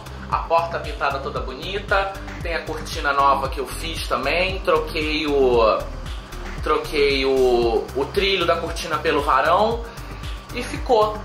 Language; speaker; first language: Portuguese; native; Portuguese